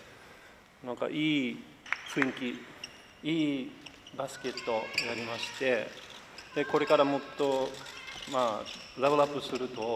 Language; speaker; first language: Japanese; non-native, fluent; English